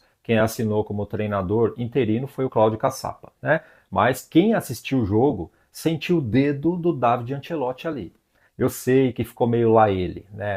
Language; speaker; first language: Portuguese; native; Portuguese